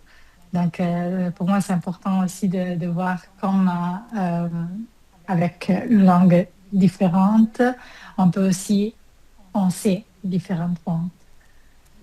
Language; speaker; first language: French; non-native, learner; Italian